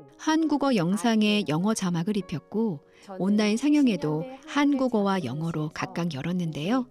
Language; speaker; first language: Korean; native; Korean